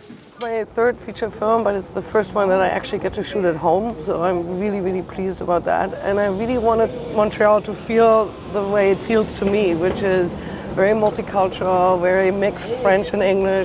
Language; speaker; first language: English; non-native, fluent; German